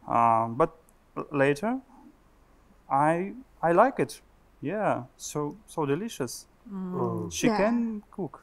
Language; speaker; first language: English; non-native, learner; Russian